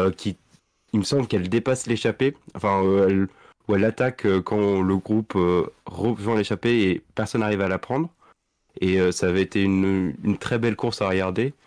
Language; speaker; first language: French; native; French